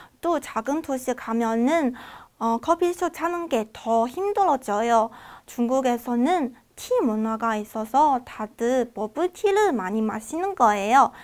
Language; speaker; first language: Korean; non-native, fluent; Chinese